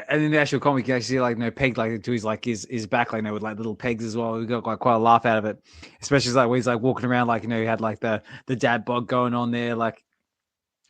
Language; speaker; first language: English; native; English